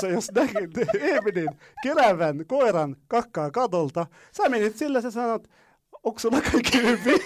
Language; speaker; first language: Finnish; non-native, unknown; Arabic